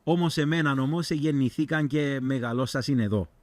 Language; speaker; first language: Greek; non-native, learner; English